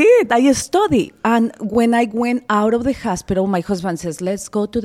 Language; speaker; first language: English; non-native, fluent; Spanish